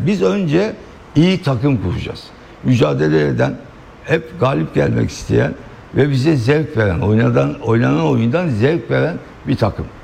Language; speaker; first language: Turkish; native; Turkish